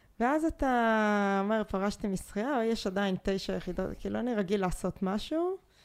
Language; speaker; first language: Hebrew; native; Hebrew